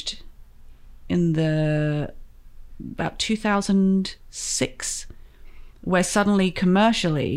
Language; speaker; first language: English; native; English